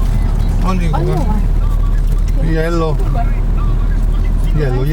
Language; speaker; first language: English; non-native, learner; Italian